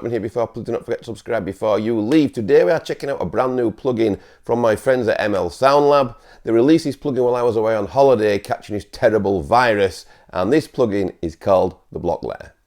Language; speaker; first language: English; native; English